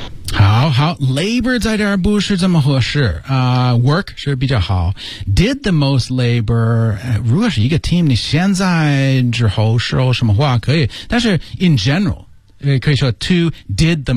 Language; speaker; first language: Chinese; non-native, learner; English